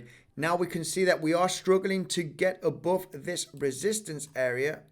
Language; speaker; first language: English; native; English